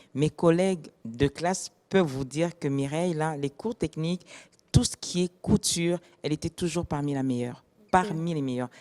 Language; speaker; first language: French; non-native, local second language; Lingala